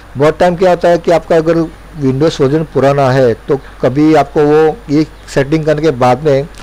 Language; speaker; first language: Hindi; non-native, local second language; Gujarati